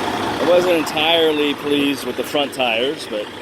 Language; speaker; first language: English; native; English